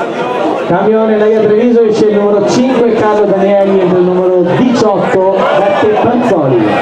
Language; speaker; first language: Italian; native; Italian